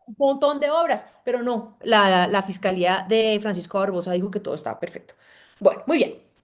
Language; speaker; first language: Spanish; native; Spanish